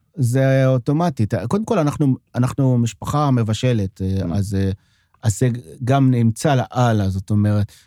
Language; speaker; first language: Hebrew; non-native, local second language; French